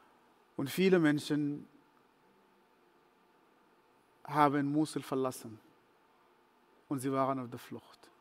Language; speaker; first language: German; non-native, fluent; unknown